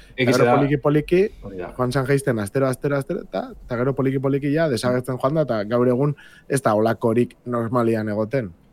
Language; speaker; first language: Basque; native; Basque